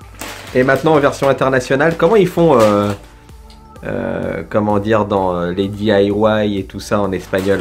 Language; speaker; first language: French; native; French